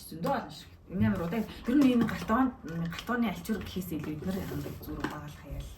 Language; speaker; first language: Mongolian; native; Mongolian